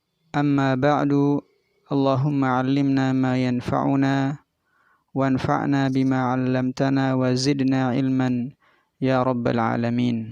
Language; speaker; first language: Arabic; non-native, fluent; Indonesian